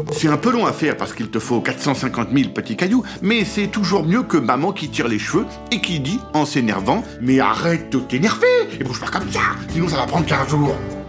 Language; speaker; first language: French; native; French